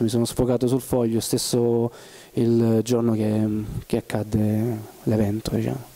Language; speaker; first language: Italian; native; Italian